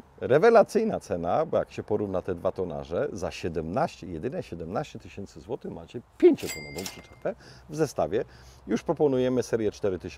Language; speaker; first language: Polish; native; Polish